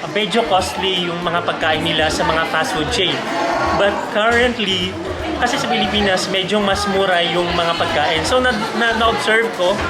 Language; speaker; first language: Filipino; native; Filipino